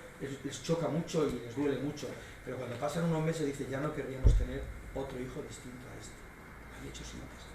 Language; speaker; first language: Spanish; native; Spanish